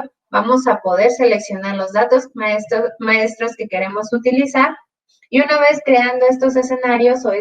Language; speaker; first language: Spanish; native; Spanish